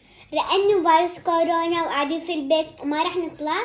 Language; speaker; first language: Arabic; native; Arabic